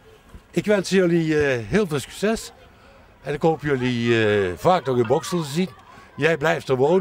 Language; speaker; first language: Dutch; native; Dutch